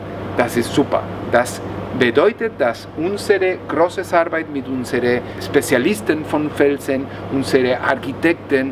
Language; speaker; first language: German; non-native, learner; Spanish